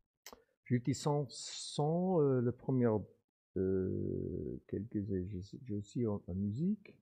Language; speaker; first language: French; non-native, fluent; English